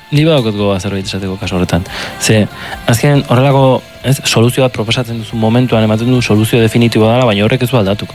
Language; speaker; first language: Basque; native; Basque